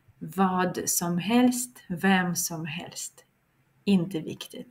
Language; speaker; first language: Swedish; non-native, fluent; Russian